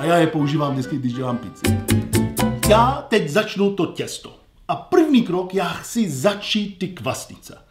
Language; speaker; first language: Czech; non-native, fluent; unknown